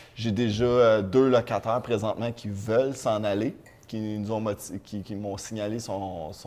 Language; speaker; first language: French; native; French